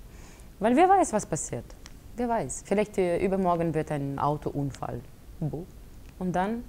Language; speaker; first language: German; non-native, fluent; Russian